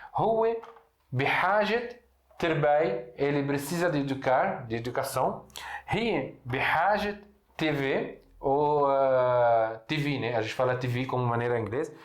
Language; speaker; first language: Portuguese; non-native, fluent; Arabic